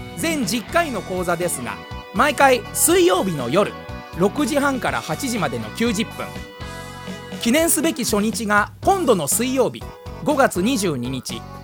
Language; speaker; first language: Japanese; native; Japanese